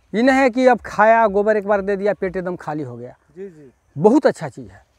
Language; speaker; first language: Hindi; native; Hindi